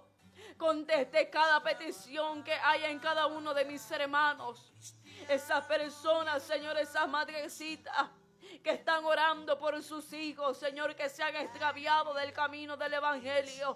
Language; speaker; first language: Spanish; native; Spanish